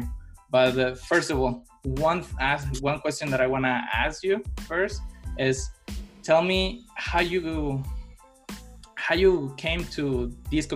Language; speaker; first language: English; non-native, fluent; Spanish